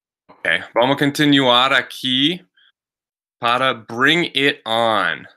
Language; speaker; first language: Portuguese; non-native, fluent; English